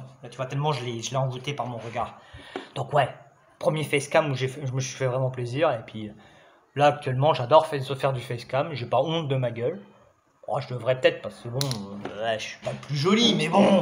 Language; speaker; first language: French; native; French